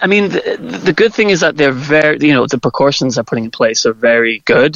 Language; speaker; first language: English; native; English